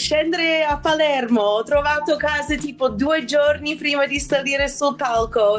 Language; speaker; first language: Italian; non-native, fluent; English